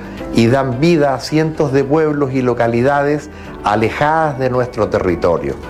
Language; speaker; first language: Spanish; native; Spanish